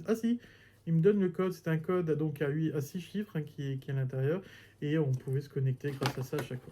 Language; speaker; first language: French; native; French